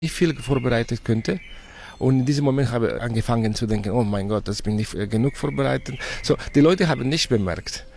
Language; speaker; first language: German; non-native, fluent; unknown